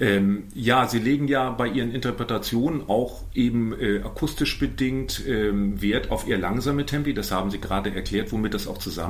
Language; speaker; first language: German; native; German